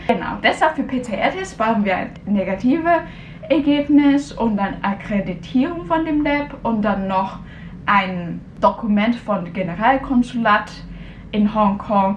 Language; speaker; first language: German; non-native, fluent; Cantonese